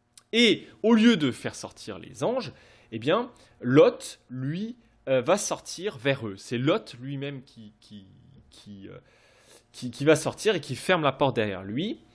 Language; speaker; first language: French; native; French